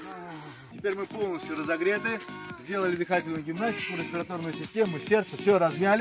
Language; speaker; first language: Russian; native; Russian